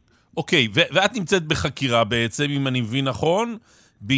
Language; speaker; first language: Hebrew; native; Hebrew